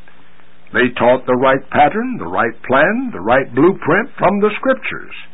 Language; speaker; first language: English; native; English